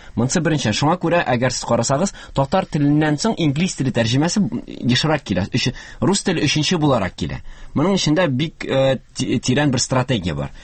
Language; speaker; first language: Tatar; native; Tatar